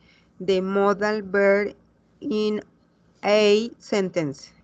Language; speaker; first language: English; non-native, learner; Spanish